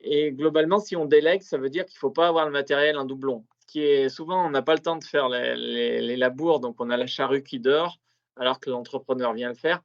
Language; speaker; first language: French; native; French